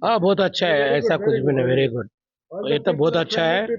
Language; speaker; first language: Hindi; non-native, local second language; Assamese